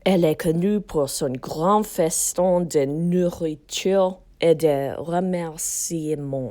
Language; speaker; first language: French; non-native, learner; English